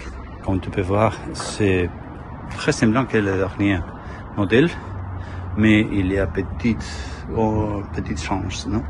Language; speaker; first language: French; non-native, learner; Spanish